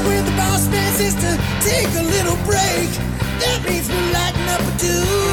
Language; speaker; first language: English; non-native, fluent; French